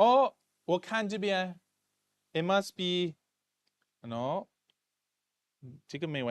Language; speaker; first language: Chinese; non-native, fluent; English